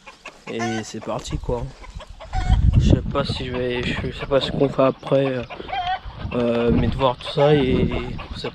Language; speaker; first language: French; native; French